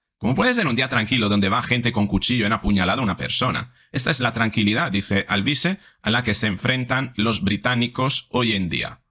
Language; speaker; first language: Spanish; non-native, fluent; Italian